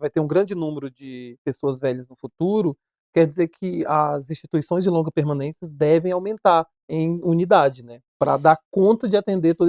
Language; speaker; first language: Portuguese; native; Portuguese